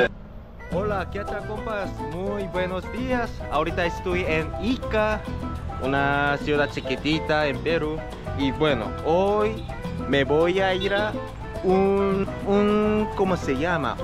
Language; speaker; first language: Spanish; non-native, fluent; Korean